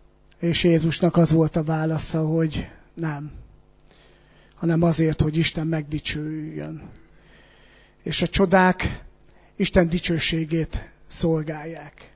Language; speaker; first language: Hungarian; native; Hungarian